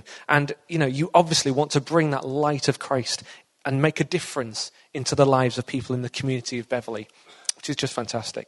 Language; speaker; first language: English; native; English